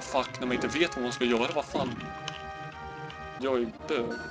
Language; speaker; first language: Swedish; native; Swedish